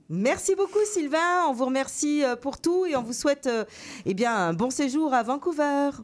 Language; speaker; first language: French; native; French